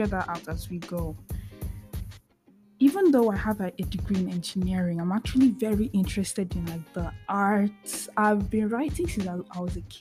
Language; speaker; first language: English; non-native, local second language; Igbo